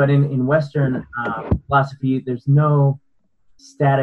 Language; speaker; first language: English; native; English